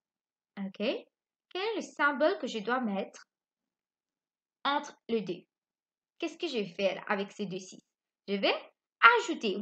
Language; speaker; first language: French; non-native, local second language; Morisyen